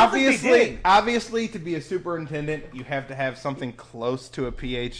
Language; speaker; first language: English; native; English